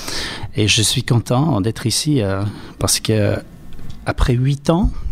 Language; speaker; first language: French; non-native, fluent; English